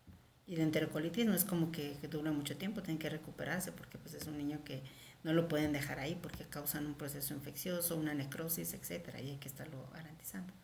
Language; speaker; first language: Spanish; native; Spanish